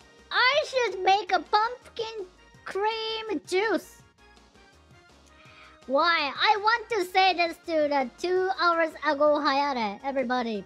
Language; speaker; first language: English; non-native, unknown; Japanese